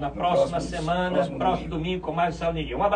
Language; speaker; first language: Portuguese; native; Portuguese